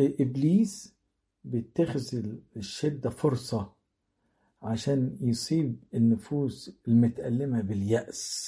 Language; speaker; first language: Arabic; native; Arabic